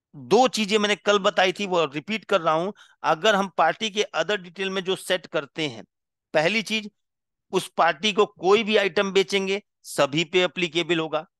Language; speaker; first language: Hindi; non-native, local second language; Gujarati